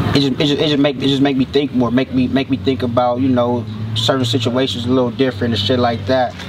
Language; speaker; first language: English; native; English